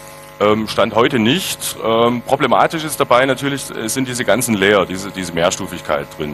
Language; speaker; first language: German; native; German